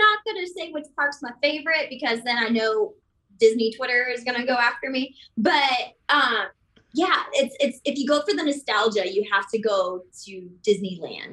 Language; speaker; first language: English; native; English